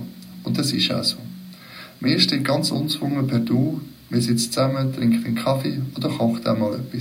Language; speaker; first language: German; native; German